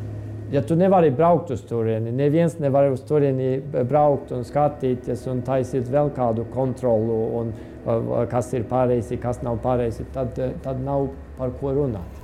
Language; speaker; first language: Latvian; non-native, fluent; Estonian